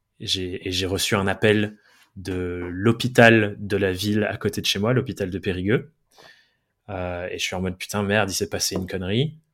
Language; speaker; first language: French; early bilingual, other home language; English